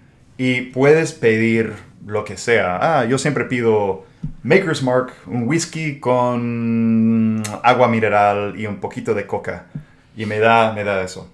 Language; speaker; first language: Spanish; non-native, fluent; English